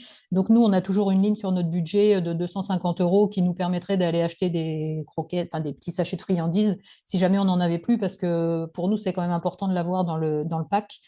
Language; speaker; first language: French; native; French